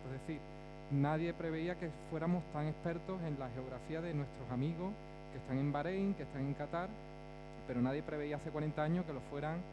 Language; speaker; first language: Spanish; native; Spanish